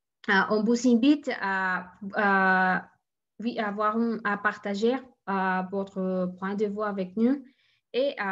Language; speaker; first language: French; non-native, learner; Spanish